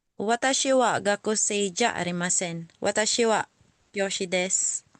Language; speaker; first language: Japanese; non-native, learner; Filipino